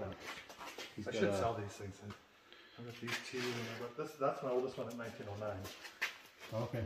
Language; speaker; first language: English; native; English